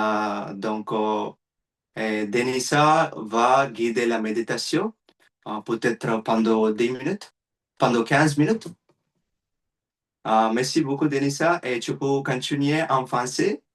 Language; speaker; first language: French; non-native, learner; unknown